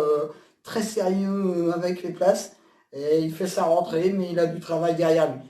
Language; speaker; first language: French; native; French